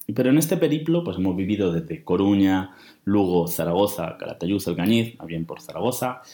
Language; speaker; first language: Spanish; native; Spanish